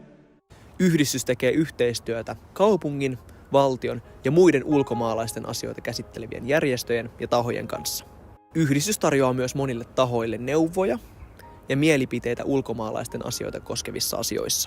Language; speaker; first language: Finnish; native; Finnish